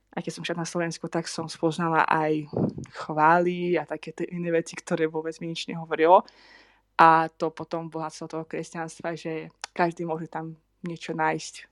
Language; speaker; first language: Slovak; non-native, fluent; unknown